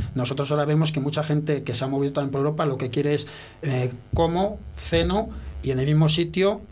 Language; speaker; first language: Spanish; early bilingual, heritage; French